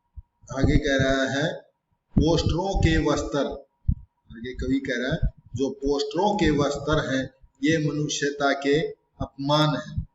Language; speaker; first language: Hindi; native; Hindi